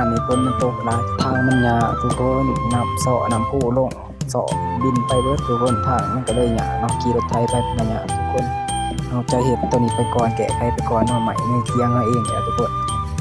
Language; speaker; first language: Thai; non-native, local second language; Lao